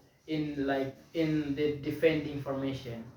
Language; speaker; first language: English; non-native, learner; Indonesian